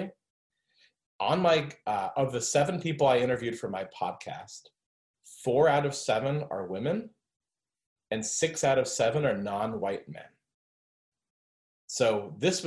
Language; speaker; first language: English; native; English